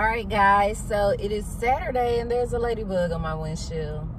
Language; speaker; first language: English; native; English